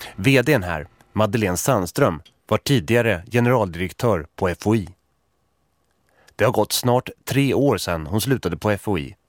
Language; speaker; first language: Swedish; native; Swedish